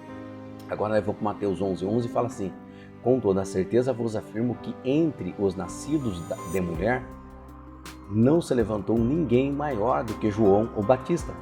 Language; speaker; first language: Portuguese; native; Portuguese